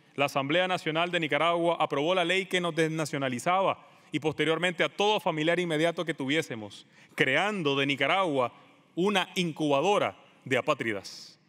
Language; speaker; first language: Spanish; native; Spanish